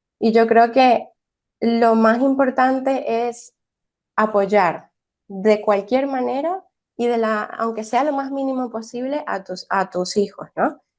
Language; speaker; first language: Spanish; early bilingual, heritage; Spanish